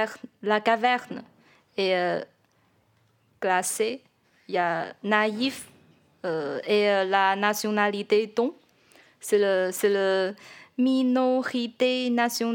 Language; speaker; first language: French; non-native, learner; Chinese